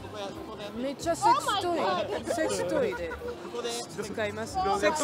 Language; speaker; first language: Japanese; non-native, learner; English